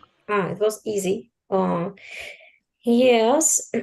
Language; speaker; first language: English; non-native, fluent; Russian